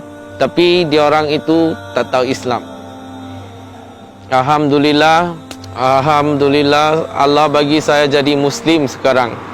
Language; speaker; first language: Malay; non-native, local second language; Chinese